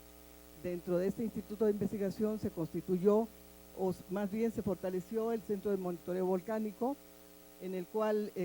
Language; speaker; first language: Spanish; native; Spanish